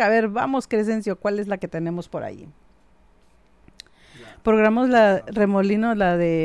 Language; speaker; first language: Spanish; non-native, local second language; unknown